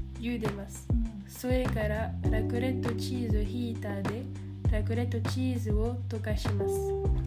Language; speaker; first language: Japanese; non-native, learner; French